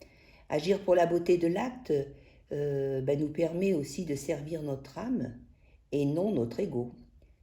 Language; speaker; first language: French; native; French